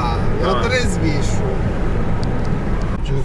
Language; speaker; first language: Russian; non-native, learner; Armenian